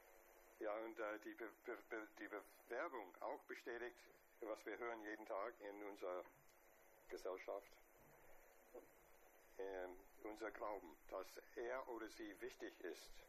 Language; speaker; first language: German; non-native, fluent; English